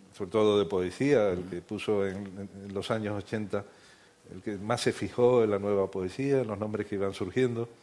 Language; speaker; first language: Spanish; native; Spanish